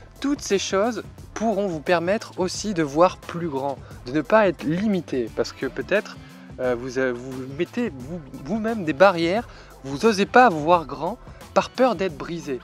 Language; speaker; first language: French; native; French